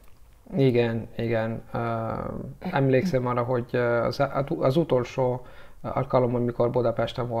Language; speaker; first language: Hungarian; non-native, learner; Italian